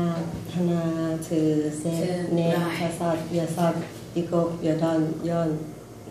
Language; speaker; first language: Korean; non-native, learner; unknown